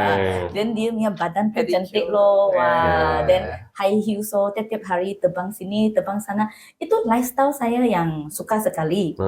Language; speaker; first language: Indonesian; non-native, learner; Malay